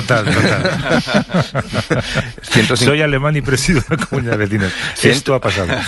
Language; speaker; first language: Spanish; native; Spanish